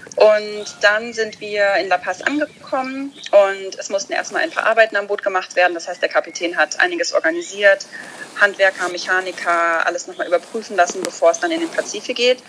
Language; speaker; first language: German; early bilingual, other home language; Russian